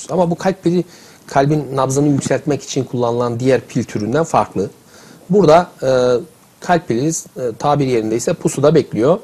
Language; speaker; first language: Turkish; native; Turkish